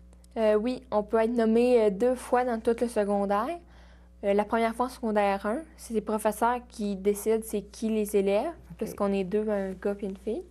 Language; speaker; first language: French; native; French